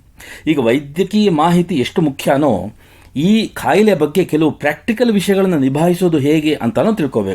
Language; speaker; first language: Kannada; native; Kannada